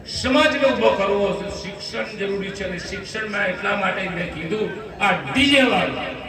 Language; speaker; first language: Gujarati; non-native, local second language; Rathawi